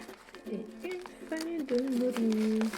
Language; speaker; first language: French; native; French